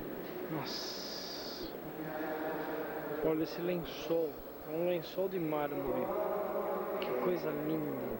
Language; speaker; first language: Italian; non-native, learner; Portuguese